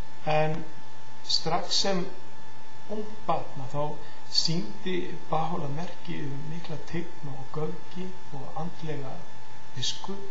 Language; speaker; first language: Icelandic; native; Icelandic